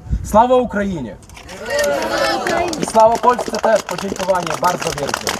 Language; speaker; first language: Polish; non-native, fluent; Ukrainian